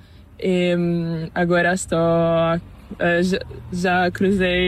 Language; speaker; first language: Spanish; non-native, learner; Italian